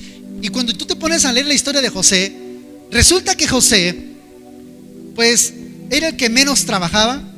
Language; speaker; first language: Spanish; native; Spanish